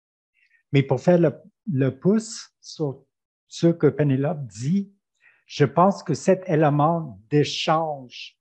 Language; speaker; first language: French; non-native, fluent; English